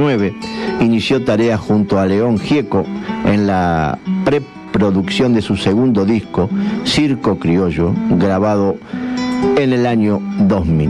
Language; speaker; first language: Spanish; native; Spanish